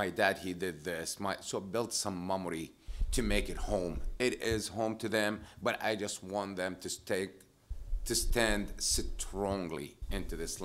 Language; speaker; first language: English; non-native, fluent; Arabic